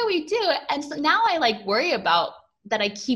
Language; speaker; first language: English; native; English